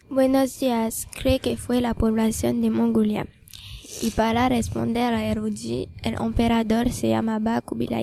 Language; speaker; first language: Spanish; non-native, learner; French